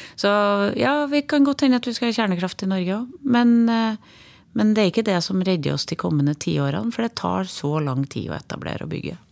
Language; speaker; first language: Norwegian; native; Norwegian